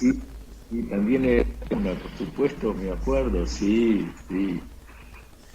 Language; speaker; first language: Spanish; non-native, fluent; Russian